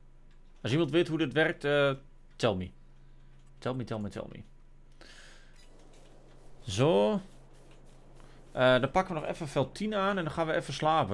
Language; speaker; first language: Dutch; native; Dutch